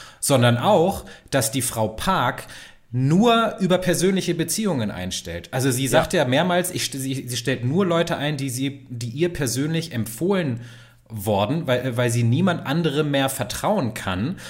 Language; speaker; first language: German; native; German